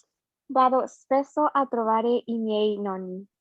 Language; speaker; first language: Italian; non-native, learner; Spanish